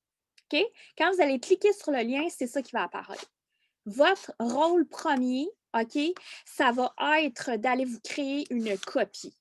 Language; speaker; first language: French; native; French